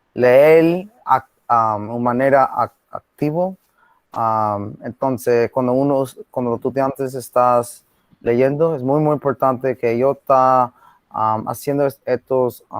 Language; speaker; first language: Spanish; non-native, learner; English